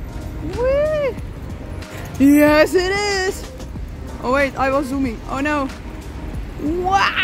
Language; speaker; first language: English; non-native, fluent; French